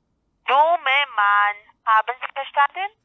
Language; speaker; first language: German; non-native, learner; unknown